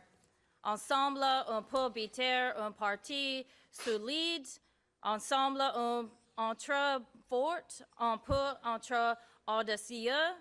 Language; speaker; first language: French; non-native, learner; English